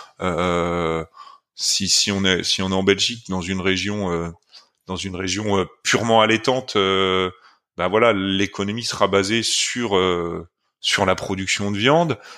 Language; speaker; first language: French; native; French